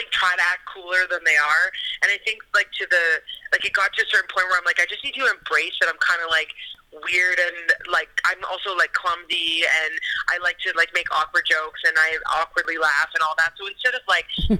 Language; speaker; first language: English; native; English